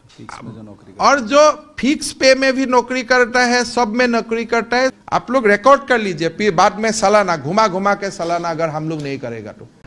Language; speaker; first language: Hindi; non-native, local second language; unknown